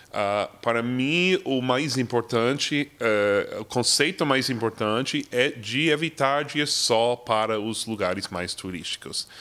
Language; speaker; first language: Portuguese; non-native, fluent; English